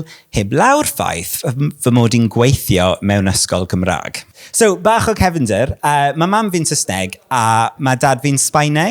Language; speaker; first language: Welsh; non-native, local second language; English